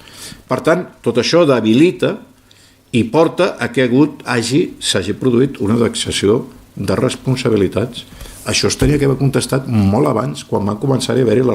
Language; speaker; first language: Catalan; native; Catalan